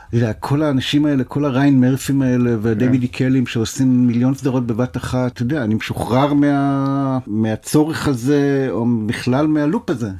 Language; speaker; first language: Hebrew; native; Hebrew